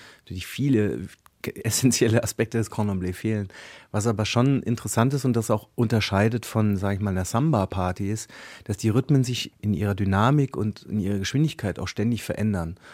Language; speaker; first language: German; native; German